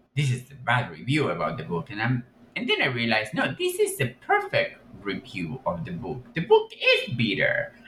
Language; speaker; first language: English; non-native, fluent; Spanish